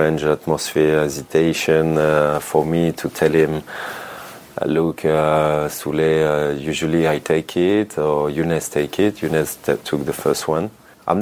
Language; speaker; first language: English; non-native, fluent; French